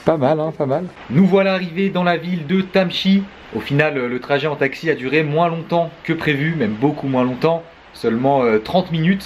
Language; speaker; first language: French; native; French